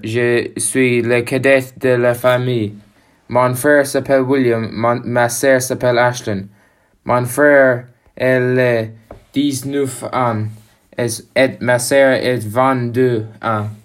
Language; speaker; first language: French; non-native, learner; English